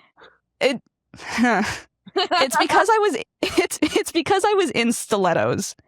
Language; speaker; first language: English; native; English